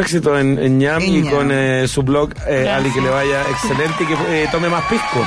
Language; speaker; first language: Spanish; native; Spanish